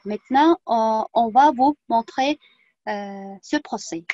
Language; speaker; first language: French; non-native, fluent; Tuvinian